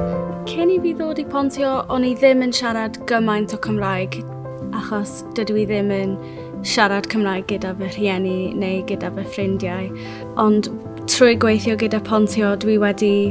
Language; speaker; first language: Welsh; non-native, local second language; English